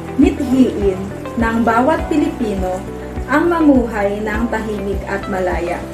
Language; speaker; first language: Filipino; non-native, local second language; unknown